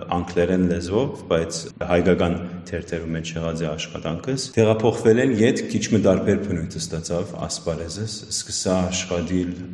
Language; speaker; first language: Armenian; early bilingual, heritage; Armenian